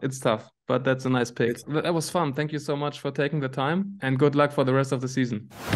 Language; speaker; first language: English; non-native, fluent; German